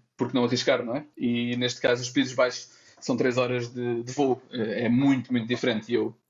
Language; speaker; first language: Portuguese; native; Portuguese